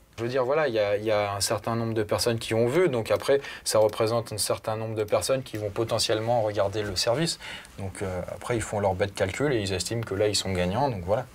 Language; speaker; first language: French; native; French